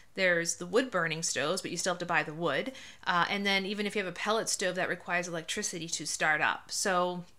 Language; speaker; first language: English; native; English